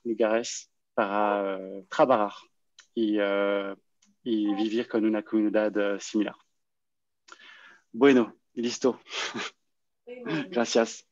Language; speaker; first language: Spanish; non-native, learner; French